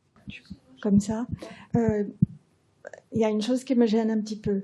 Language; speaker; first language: French; early bilingual, heritage; English